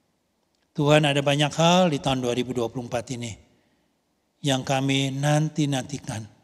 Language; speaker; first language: Indonesian; native; Indonesian